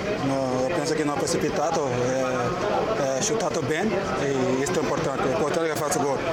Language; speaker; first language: Italian; non-native, learner; Portuguese